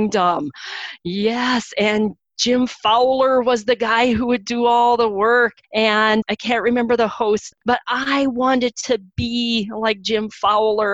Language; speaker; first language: English; native; English